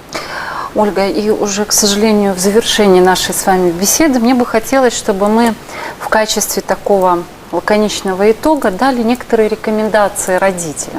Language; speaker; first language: Russian; native; Russian